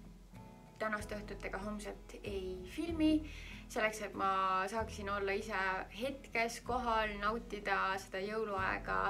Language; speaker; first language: Estonian; native; Estonian